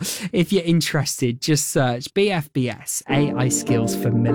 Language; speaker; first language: English; native; English